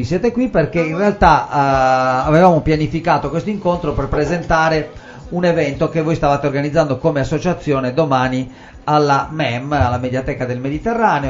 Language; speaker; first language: Italian; native; Italian